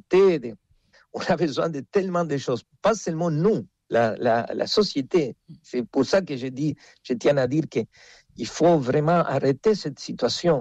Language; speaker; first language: French; non-native, fluent; Spanish